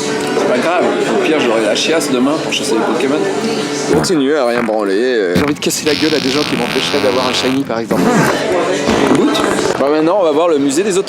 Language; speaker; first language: French; native; French